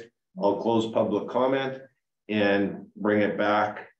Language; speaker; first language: English; native; English